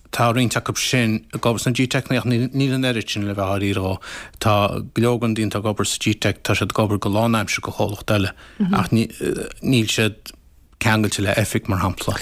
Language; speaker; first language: Irish; native; Irish